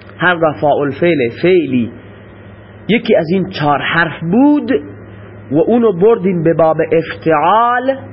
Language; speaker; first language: Persian; non-native, local second language; Baluchi